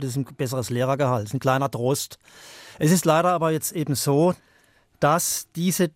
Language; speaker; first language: German; native; German